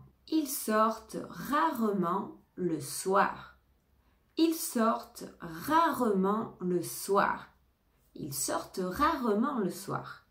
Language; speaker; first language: French; native; French